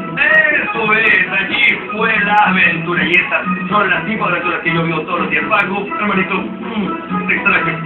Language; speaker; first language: Spanish; native; Spanish